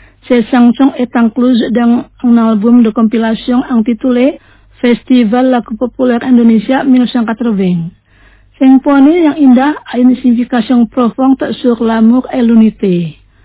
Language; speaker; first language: French; non-native, fluent; Indonesian